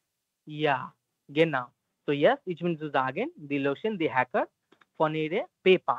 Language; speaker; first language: German; non-native, learner; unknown